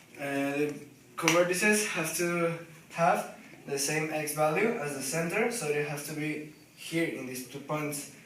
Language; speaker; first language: English; non-native, fluent; Spanish